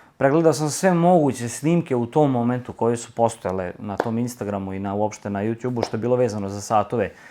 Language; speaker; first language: Serbian; native; Serbian